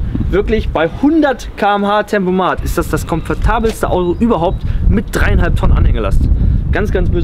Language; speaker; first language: German; native; German